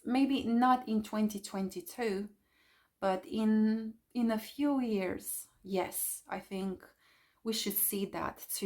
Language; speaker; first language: English; non-native, fluent; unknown